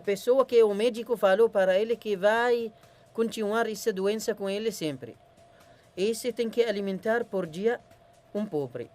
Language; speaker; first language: Portuguese; non-native, learner; Arabic